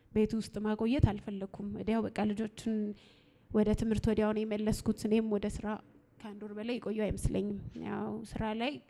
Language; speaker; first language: Amharic; native; Amharic